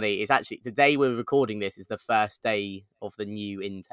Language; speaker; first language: English; native; English